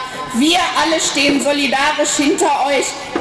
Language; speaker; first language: German; native; German